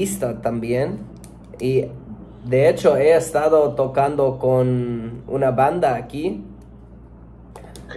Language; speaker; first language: Spanish; non-native, learner; English